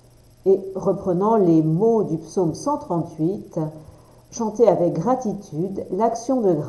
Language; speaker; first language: French; native; French